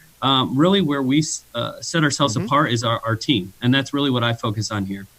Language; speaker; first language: English; native; English